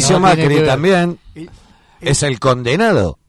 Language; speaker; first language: Spanish; native; Spanish